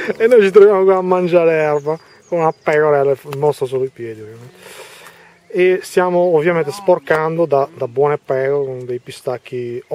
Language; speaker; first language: Italian; early bilingual, other home language; Albanian